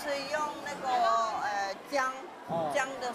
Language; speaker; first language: Chinese; non-native, local second language; Min Nan Chinese